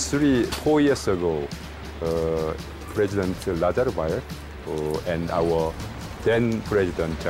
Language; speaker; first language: English; non-native, learner; Korean